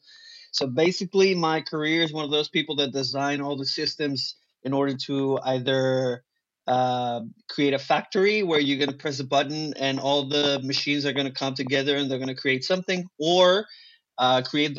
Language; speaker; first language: English; non-native, fluent; Spanish